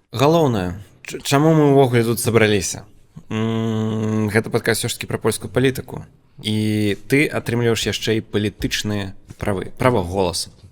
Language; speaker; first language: Belarusian; native; Belarusian